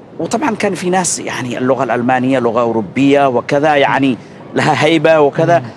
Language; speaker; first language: Arabic; non-native, fluent; Urdu